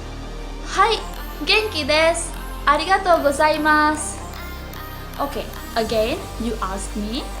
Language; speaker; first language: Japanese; non-native, learner; Sinhala